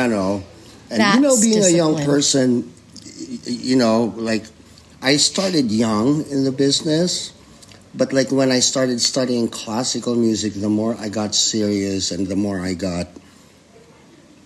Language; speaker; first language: English; non-native, local second language; Filipino